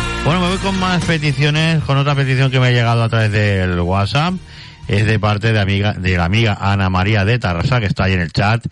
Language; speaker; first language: Spanish; native; Spanish